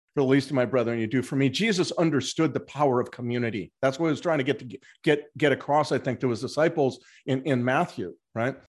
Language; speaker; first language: English; native; English